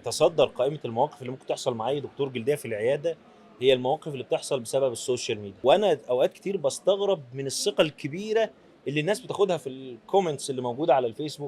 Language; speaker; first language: Arabic; native; Arabic